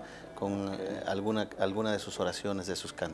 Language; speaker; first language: Spanish; native; Spanish